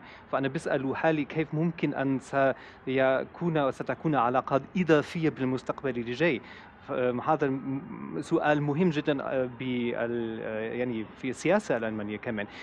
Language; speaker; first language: Arabic; non-native, fluent; German